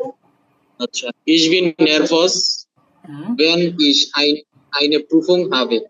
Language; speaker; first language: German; non-native, learner; Bangla